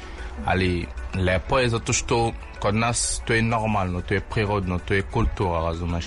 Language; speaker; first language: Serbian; non-native, learner; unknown